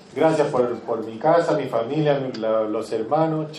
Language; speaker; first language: Spanish; native; Spanish